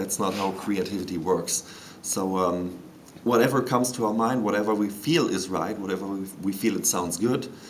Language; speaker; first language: English; non-native, fluent; German